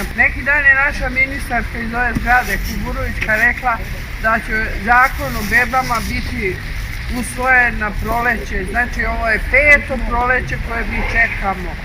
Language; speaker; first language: Bosnian; native; Bosnian